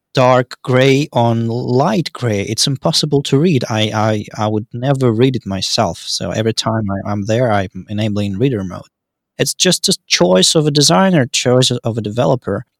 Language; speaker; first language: English; non-native, fluent; Russian